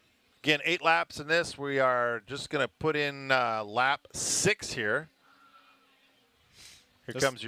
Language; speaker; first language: English; native; English